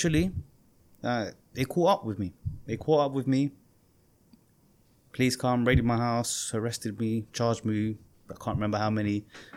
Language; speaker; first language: English; native; English